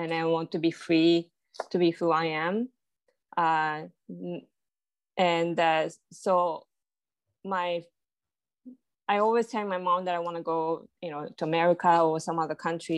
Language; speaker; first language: English; non-native, fluent; Japanese